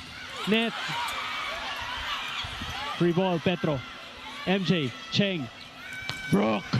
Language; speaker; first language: English; non-native, local second language; Filipino